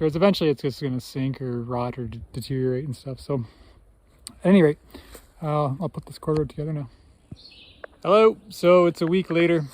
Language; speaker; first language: English; native; English